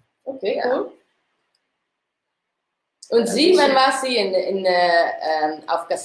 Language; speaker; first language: German; non-native, learner; Dutch